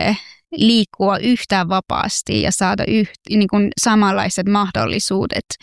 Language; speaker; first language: Finnish; non-native, fluent; Persian